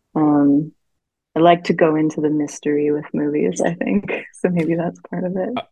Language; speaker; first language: English; native; English